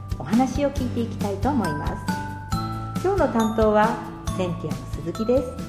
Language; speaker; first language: Japanese; native; Japanese